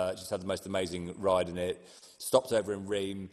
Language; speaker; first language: English; native; English